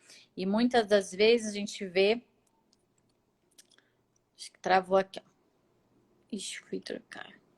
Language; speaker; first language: Portuguese; native; Portuguese